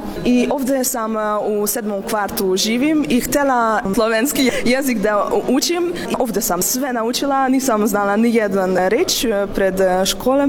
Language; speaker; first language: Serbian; non-native, learner; Hungarian